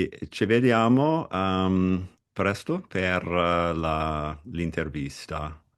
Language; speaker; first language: Italian; non-native, fluent; English